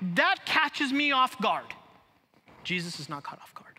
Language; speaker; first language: English; native; English